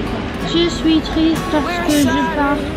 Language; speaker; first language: French; non-native, learner; English